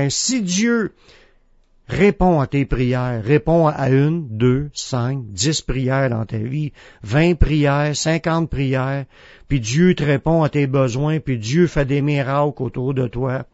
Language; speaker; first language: French; native; French